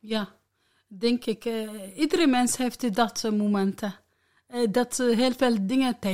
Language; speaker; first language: Dutch; non-native, learner; Arabic